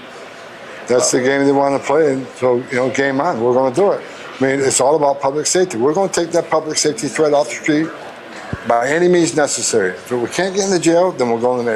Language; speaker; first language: English; native; English